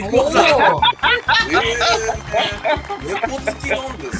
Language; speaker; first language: Japanese; native; Japanese